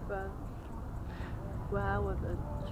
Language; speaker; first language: English; non-native, learner; Chinese